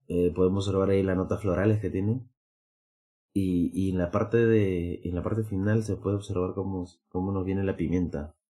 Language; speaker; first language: Spanish; native; Spanish